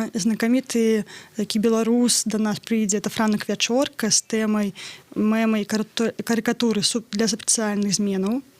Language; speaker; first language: Belarusian; non-native, local second language; Russian